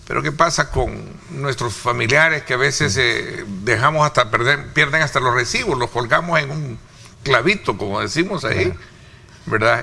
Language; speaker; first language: Spanish; native; Spanish